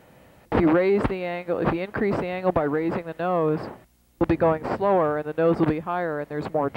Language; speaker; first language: English; native; English